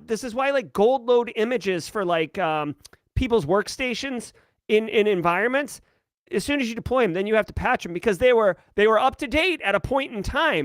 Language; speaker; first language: English; native; English